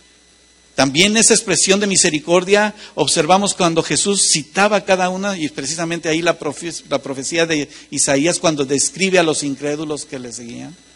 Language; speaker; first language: Spanish; native; Spanish